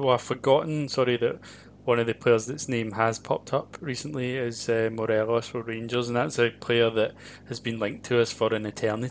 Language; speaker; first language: English; native; English